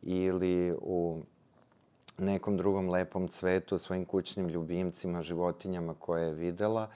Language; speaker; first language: Serbian; native; Serbian